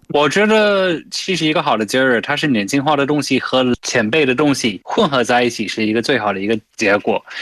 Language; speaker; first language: Chinese; non-native, fluent; English